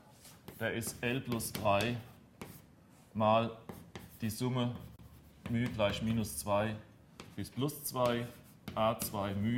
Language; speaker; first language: German; native; German